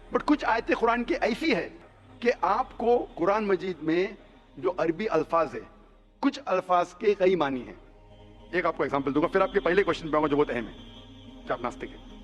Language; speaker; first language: Hindi; non-native, local second language; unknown